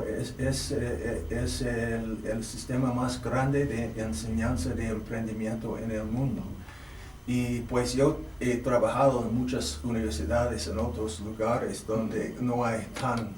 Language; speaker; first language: Spanish; non-native, fluent; English